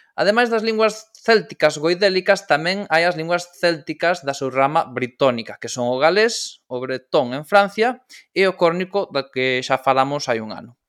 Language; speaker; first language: Galician; non-native, local second language; Spanish